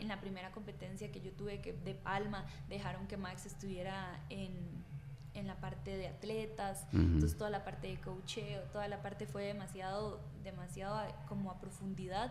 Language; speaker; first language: Spanish; native; Spanish